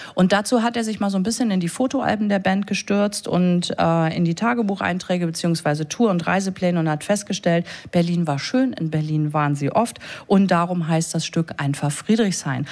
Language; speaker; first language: German; native; German